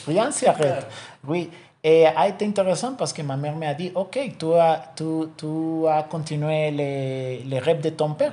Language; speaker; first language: French; non-native, learner; Spanish